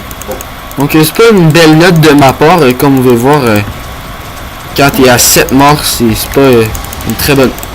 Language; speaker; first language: French; native; French